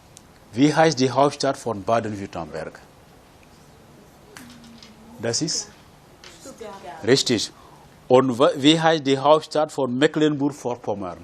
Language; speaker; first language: German; non-native, fluent; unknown